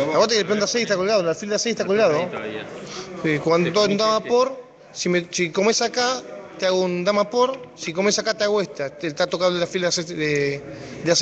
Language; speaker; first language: Spanish; native; Spanish